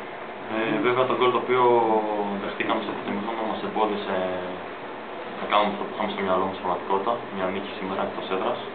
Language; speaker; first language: Greek; native; Greek